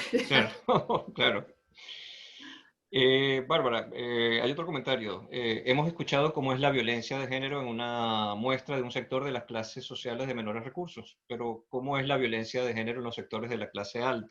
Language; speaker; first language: Spanish; native; Spanish